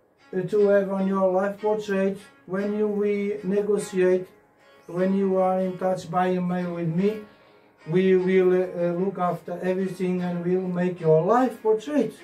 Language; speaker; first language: English; non-native, learner; Portuguese